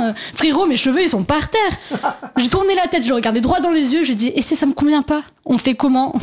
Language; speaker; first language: French; native; French